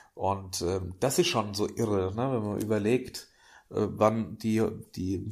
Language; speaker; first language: German; native; German